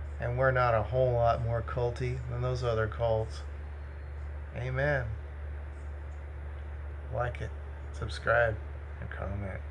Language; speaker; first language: English; native; English